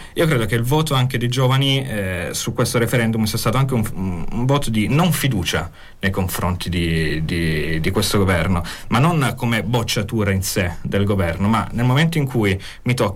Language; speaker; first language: Italian; native; Italian